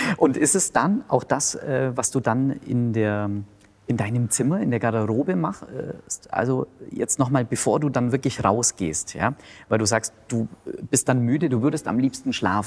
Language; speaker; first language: German; native; German